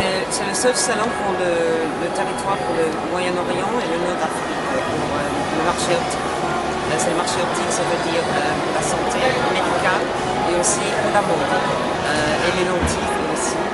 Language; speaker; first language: French; non-native, fluent; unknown